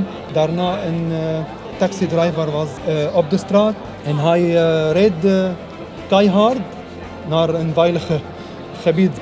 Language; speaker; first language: Dutch; non-native, learner; Arabic